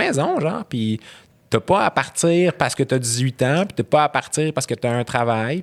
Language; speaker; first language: French; native; French